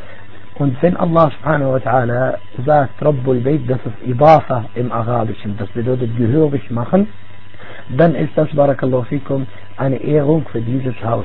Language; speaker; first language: German; non-native, fluent; Arabic